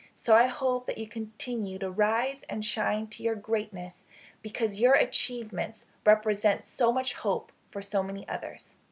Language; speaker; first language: English; early bilingual, other home language; Filipino